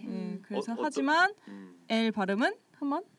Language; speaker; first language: Korean; native; Korean